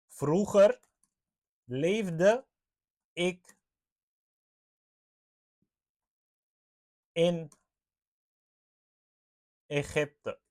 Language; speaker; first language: Dutch; non-native, fluent; Arabic